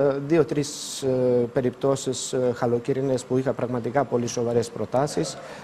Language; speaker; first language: Greek; non-native, fluent; Serbian